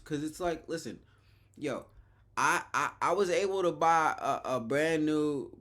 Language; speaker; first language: English; native; English